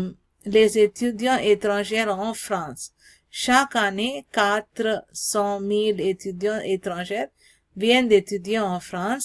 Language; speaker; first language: French; non-native, learner; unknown